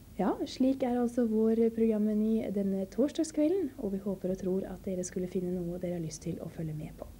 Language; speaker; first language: Norwegian; native; Norwegian